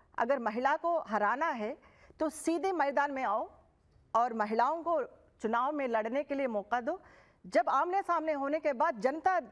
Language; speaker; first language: Hindi; non-native, local second language; Telugu